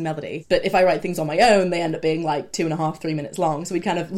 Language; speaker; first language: English; native; English